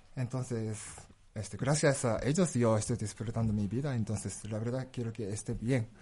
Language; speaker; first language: Spanish; non-native, fluent; Japanese